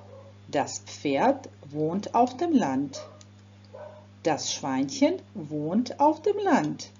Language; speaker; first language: German; non-native, fluent; Croatian